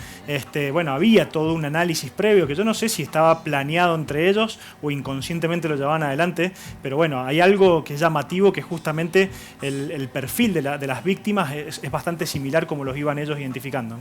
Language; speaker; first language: Spanish; native; Spanish